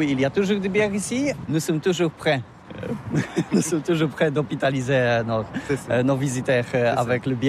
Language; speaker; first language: French; non-native, learner; Polish